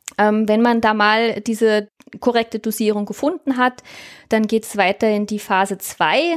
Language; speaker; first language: German; native; German